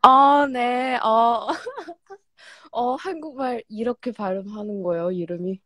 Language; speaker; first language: Korean; non-native, fluent; Chinese